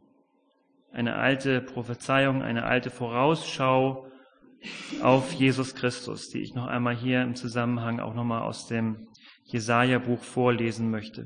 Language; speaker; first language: German; native; German